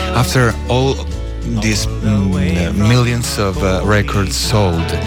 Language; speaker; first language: English; non-native, fluent; Italian